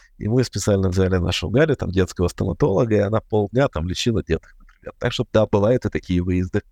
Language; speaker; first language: Russian; native; Russian